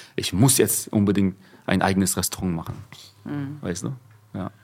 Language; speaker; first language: German; early bilingual, other home language; Korean